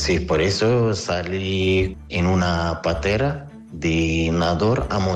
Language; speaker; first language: Spanish; non-native, learner; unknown